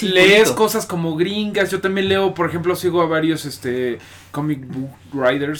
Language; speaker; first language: Spanish; native; Spanish